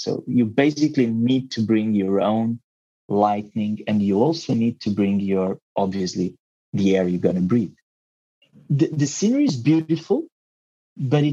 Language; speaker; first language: English; non-native, fluent; Portuguese